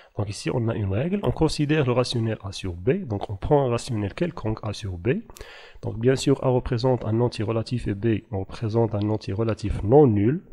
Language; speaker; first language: French; non-native, local second language; Arabic